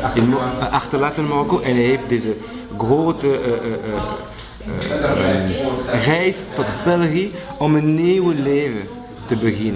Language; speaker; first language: Dutch; non-native, local second language; French